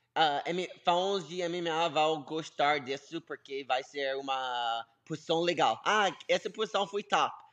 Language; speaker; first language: Portuguese; non-native, learner; English